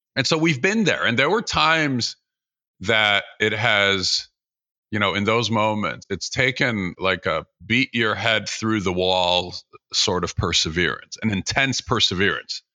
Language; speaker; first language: English; early bilingual, other home language; Russian